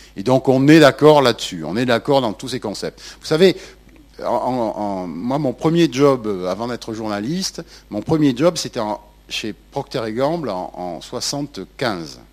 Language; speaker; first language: French; native; French